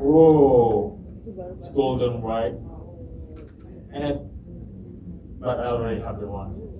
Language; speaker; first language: English; non-native, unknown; Indonesian